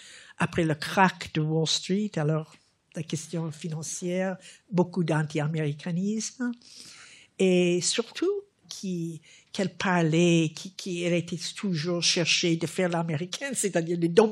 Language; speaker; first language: French; non-native, fluent; English